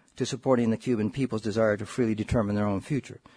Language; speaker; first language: English; native; English